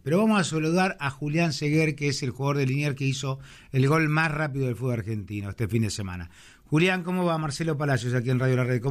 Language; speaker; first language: Spanish; native; Spanish